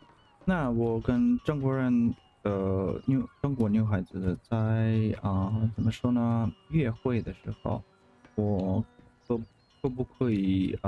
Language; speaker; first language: Chinese; non-native, learner; Russian